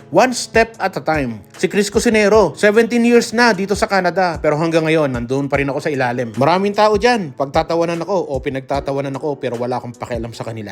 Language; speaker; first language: Filipino; native; Filipino